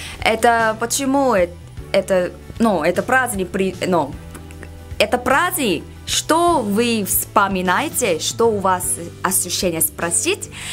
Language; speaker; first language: Russian; non-native, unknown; Korean